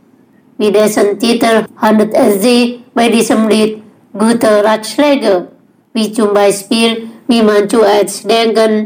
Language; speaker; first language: German; non-native, learner; Indonesian